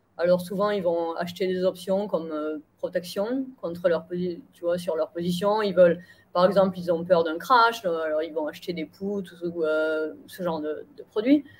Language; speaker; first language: French; native; French